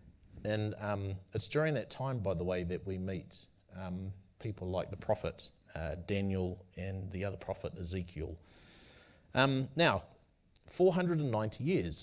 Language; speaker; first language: English; native; English